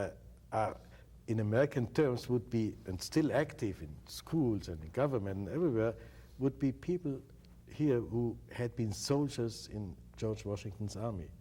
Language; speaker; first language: English; non-native, fluent; German